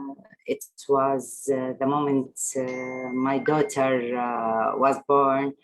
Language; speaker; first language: English; non-native, learner; Arabic